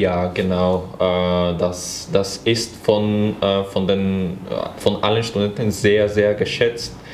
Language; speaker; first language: German; non-native, fluent; Bulgarian